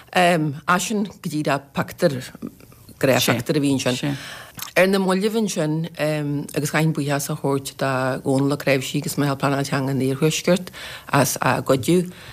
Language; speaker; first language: Irish; native; Irish